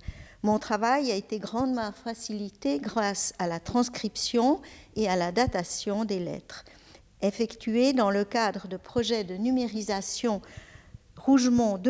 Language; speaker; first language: French; native; French